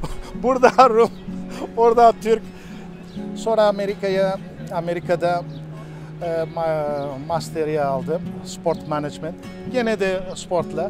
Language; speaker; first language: Turkish; non-native, local second language; Greek